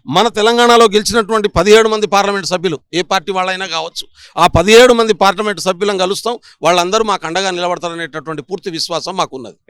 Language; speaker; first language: Telugu; non-native, local second language; Lambadi